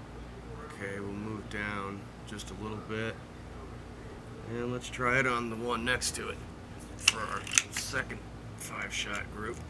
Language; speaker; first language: English; native; English